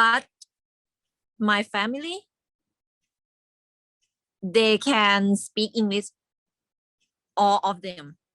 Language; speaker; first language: English; non-native, learner; Thai